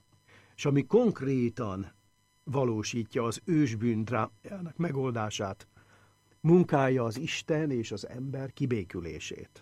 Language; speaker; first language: Hungarian; native; Hungarian